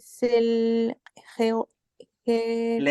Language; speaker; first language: French; non-native, learner; Spanish